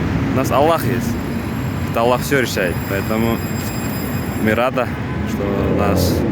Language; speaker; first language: Russian; non-native, local second language; Kyrgyz